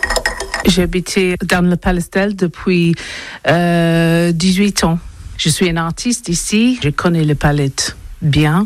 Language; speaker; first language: French; non-native, learner; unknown